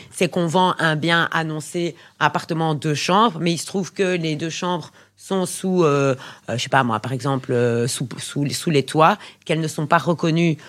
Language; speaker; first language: French; native; French